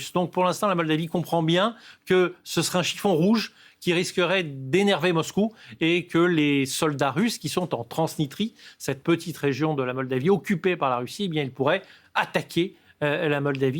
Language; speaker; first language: French; native; French